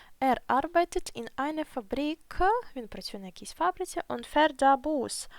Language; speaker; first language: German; non-native, fluent; Ukrainian